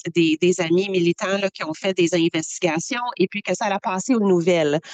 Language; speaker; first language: French; native; French